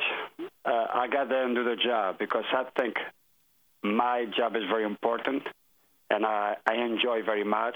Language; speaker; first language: English; non-native, fluent; French